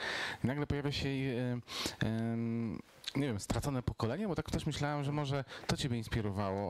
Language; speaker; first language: Polish; native; Polish